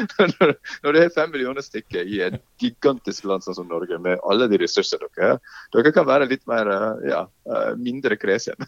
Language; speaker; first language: Norwegian; non-native, fluent; English